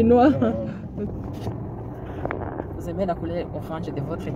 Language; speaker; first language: French; non-native, learner; Kinyarwanda